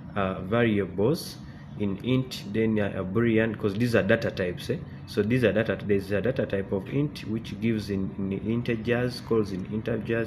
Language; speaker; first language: English; non-native, local second language; Ganda